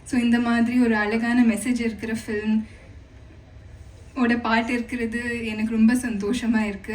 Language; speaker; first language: Tamil; non-native, fluent; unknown